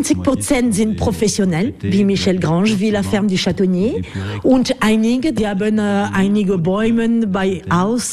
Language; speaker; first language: German; non-native, learner; French